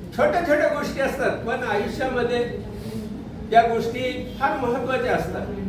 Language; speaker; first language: Marathi; non-native, local second language; Urdu